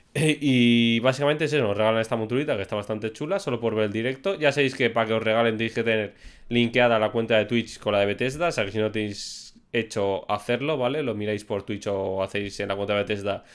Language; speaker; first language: Spanish; native; Spanish